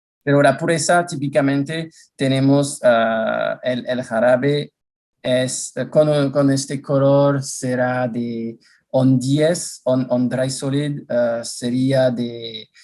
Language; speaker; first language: Spanish; non-native, fluent; French